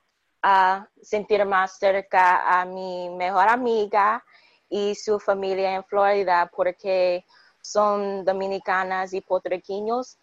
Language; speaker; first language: Spanish; non-native, learner; English